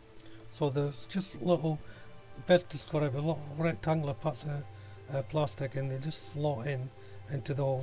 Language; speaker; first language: English; native; English